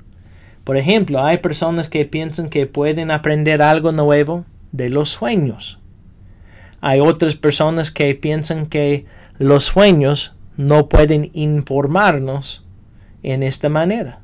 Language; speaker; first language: Spanish; non-native, fluent; English